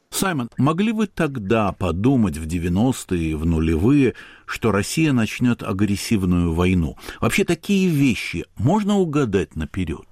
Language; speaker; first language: Russian; native; Russian